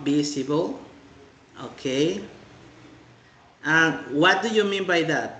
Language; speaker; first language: English; non-native, fluent; Spanish